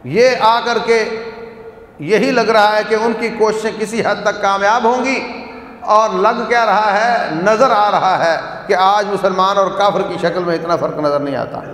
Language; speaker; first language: Urdu; native; Urdu